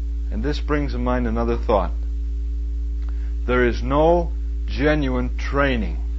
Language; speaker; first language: English; native; English